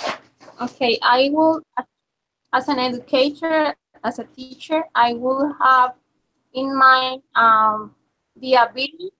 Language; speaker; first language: English; non-native, learner; Spanish